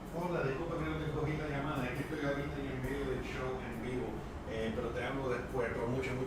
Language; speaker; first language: Spanish; early bilingual, heritage; Spanish